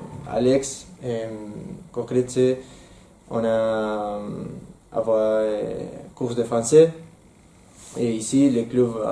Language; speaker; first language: French; non-native, learner; Spanish